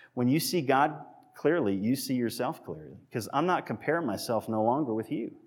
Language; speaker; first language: English; native; English